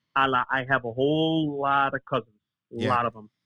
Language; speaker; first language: English; early bilingual, other home language; Greek